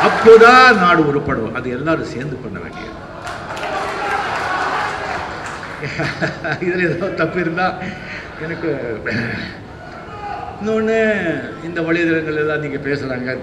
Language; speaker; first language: Tamil; non-native, fluent; Marathi